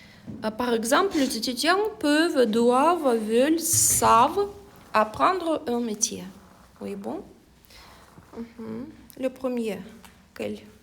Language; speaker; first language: French; non-native, fluent; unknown